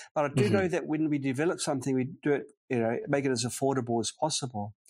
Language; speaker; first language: English; native; English